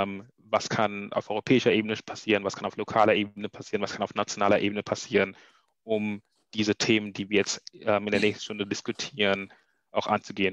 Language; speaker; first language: German; native; German